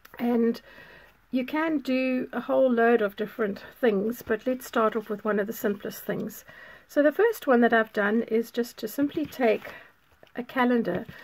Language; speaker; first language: English; native; English